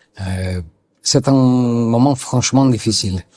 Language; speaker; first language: French; non-native, learner; Italian